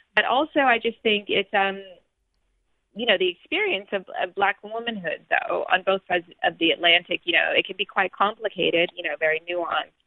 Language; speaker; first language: English; native; English